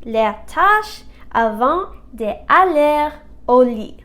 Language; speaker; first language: French; non-native, learner; English